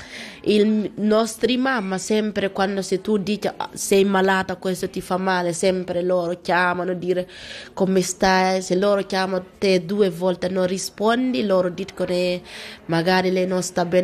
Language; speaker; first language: Italian; non-native, learner; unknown